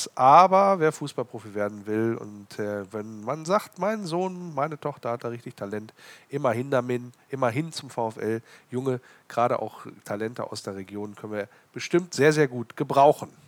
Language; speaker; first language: German; native; German